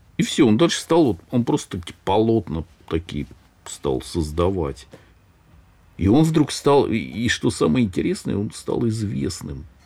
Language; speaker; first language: Russian; native; Russian